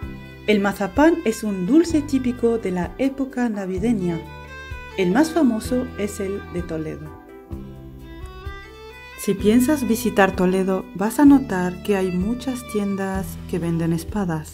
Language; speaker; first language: Spanish; non-native, fluent; Arabic